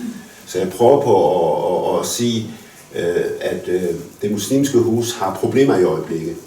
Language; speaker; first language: Danish; early bilingual, other home language; Arabic